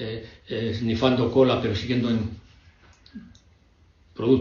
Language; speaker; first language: Spanish; native; Spanish